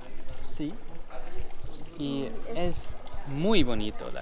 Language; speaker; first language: Spanish; non-native, fluent; German